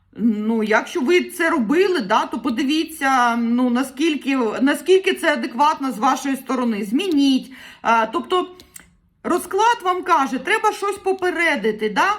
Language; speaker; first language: Ukrainian; non-native, local second language; Russian